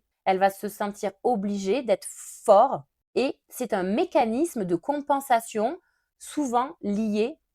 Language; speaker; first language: French; native; French